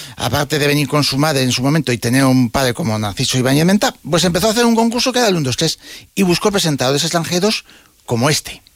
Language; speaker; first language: Spanish; native; Spanish